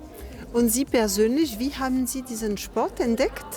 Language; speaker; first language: German; non-native, fluent; French